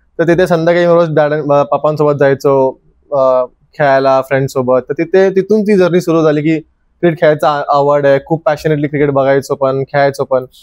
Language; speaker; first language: Marathi; native; Marathi